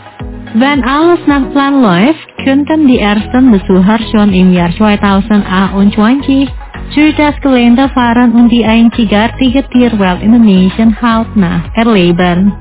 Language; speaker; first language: German; non-native, fluent; Indonesian